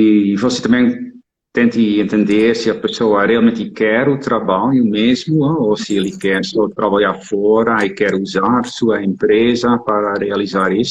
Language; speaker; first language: Portuguese; non-native, fluent; Dutch